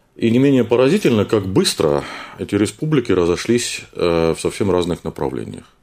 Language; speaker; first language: Russian; native; Russian